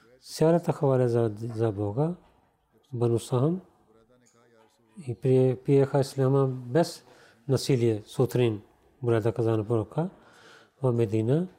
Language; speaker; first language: Bulgarian; non-native, learner; Urdu